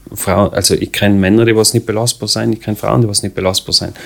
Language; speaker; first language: German; early bilingual, other home language; Croatian